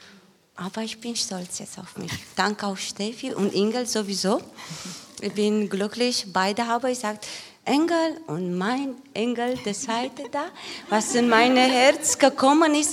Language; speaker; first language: German; non-native, learner; Romanian